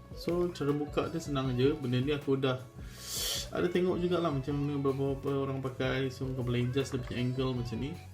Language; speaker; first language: Malay; native; Malay